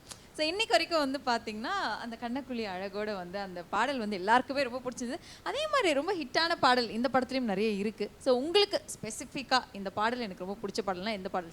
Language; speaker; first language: Tamil; native; Tamil